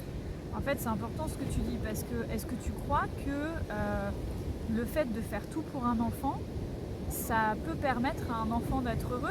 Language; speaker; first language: French; native; French